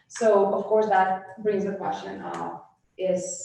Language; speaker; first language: English; non-native, fluent; Spanish